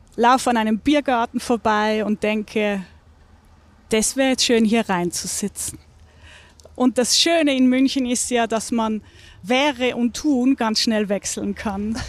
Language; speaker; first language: German; native; German